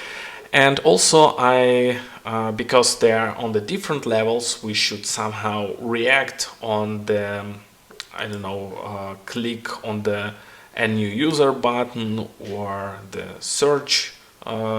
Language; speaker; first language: English; non-native, fluent; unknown